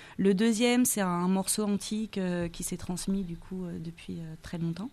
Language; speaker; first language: French; native; French